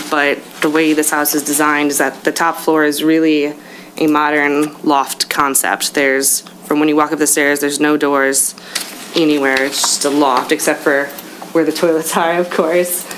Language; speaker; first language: English; native; English